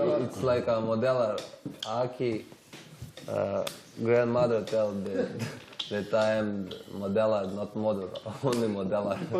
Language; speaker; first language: English; non-native, learner; Serbian